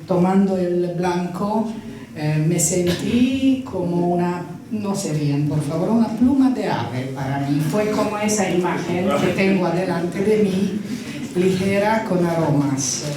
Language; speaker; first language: Spanish; non-native, fluent; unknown